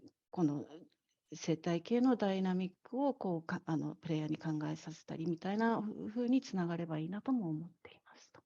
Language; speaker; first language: Japanese; native; Japanese